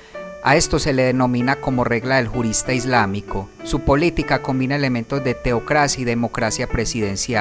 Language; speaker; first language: Spanish; native; Spanish